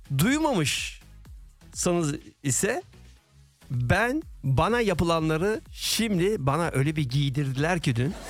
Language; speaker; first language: Turkish; early bilingual, heritage; Turkish